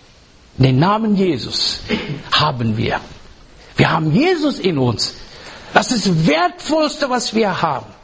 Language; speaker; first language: German; non-native, fluent; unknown